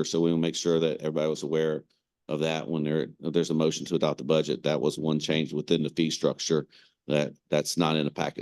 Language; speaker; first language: English; native; English